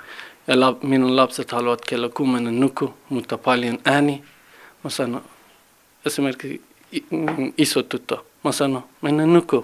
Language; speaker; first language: Finnish; non-native, learner; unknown